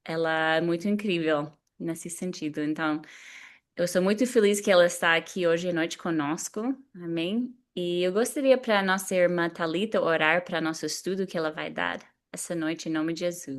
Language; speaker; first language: Portuguese; non-native, fluent; English